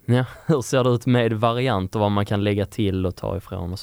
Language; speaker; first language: Swedish; native; Swedish